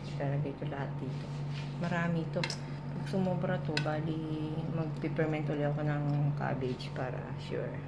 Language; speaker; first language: Filipino; native; Filipino